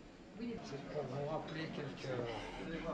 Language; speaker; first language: French; native; French